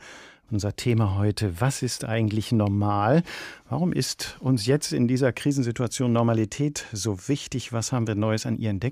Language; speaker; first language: German; native; German